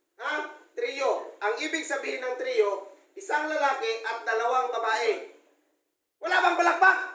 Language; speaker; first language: Filipino; non-native, local second language; Cebuano